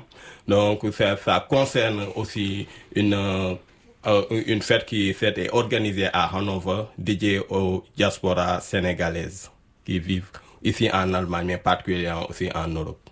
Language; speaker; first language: French; non-native, local second language; Wolof